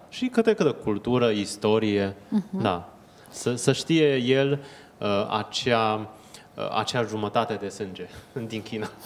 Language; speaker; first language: Romanian; non-native, fluent; Chinese